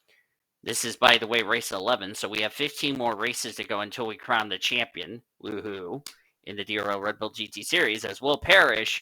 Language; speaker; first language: English; native; English